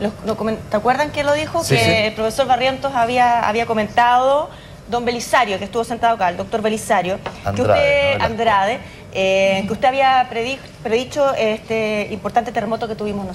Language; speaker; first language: Spanish; native; Spanish